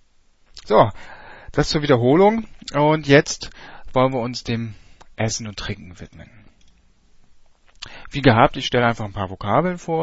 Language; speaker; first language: German; native; German